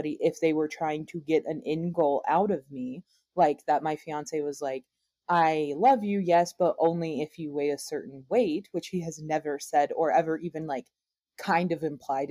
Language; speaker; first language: English; native; English